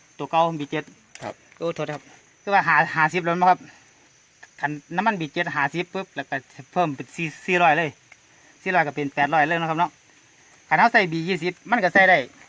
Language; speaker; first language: Thai; non-native, local second language; Northeastern Thai